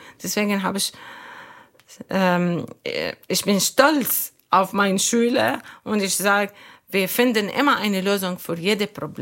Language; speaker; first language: German; non-native, learner; Arabic